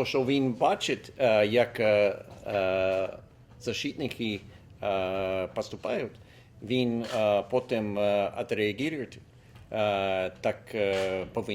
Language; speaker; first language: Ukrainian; non-native, local second language; Russian